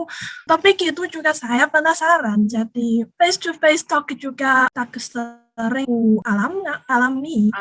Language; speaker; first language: Indonesian; non-native, learner; Chinese